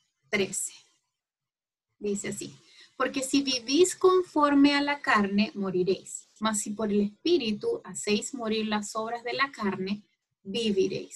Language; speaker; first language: Spanish; native; Spanish